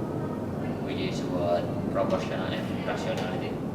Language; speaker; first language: English; non-native, learner; Indonesian